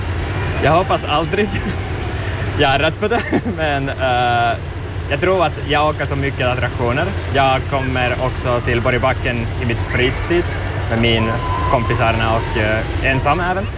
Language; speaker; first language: Swedish; non-native, learner; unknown